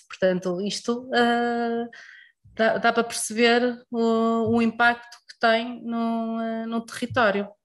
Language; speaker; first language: Portuguese; native; Portuguese